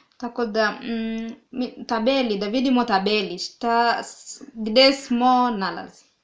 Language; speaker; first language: Serbian; non-native, learner; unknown